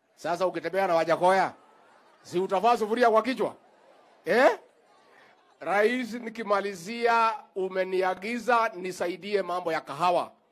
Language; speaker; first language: Swahili; non-native, local second language; Kikuyu